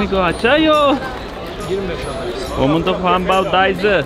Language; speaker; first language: Chinese; non-native, learner; Turkish